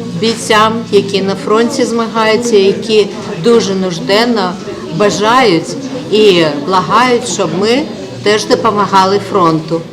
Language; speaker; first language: Ukrainian; non-native, local second language; Russian